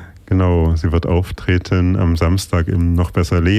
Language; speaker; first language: German; native; German